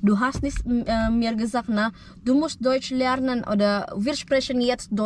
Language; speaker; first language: German; non-native, learner; Indonesian